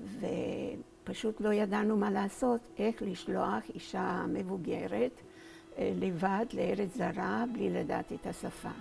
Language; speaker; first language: Hebrew; early bilingual, other home language; Romanian